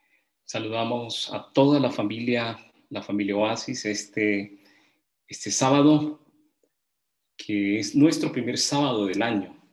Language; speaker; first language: Spanish; native; Spanish